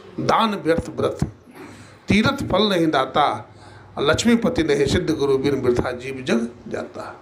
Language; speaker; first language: Hindi; native; Hindi